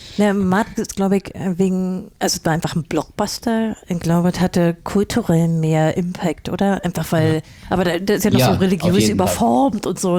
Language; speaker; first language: German; native; German